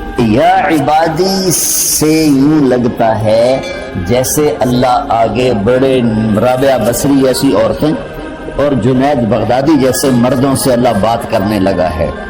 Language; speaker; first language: Urdu; non-native, local second language; Punjabi